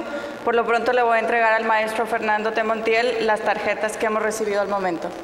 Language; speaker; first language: Spanish; native; Spanish